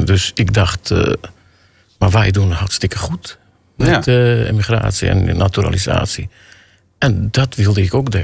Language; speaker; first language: Dutch; non-native, fluent; Armenian